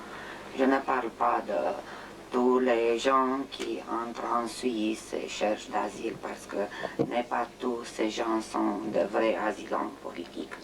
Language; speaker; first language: French; non-native, fluent; Romanian